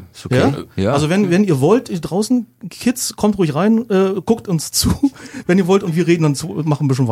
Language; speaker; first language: German; native; German